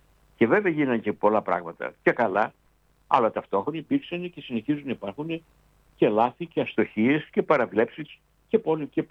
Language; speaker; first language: Greek; native; Greek